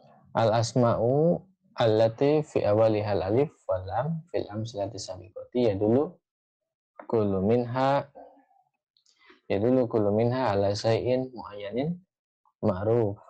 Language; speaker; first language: Arabic; non-native, fluent; Indonesian